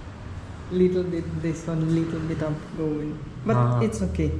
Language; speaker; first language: English; non-native, learner; Russian